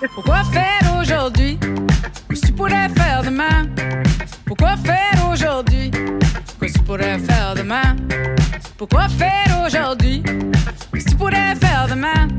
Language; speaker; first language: French; native; French